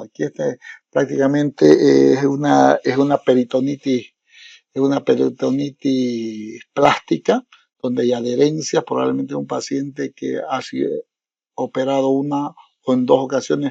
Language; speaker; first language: Spanish; native; Spanish